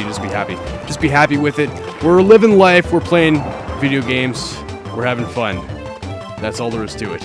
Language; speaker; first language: English; native; English